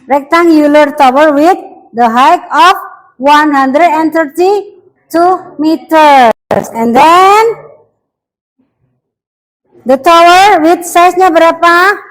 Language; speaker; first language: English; non-native, local second language; Indonesian